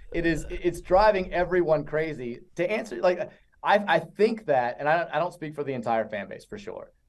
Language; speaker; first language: English; native; English